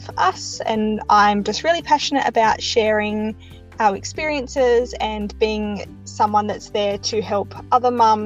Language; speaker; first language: English; native; English